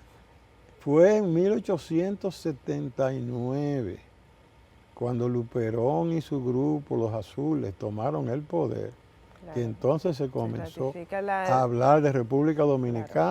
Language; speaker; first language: Spanish; native; Spanish